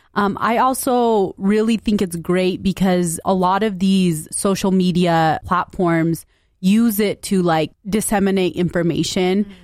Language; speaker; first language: English; native; English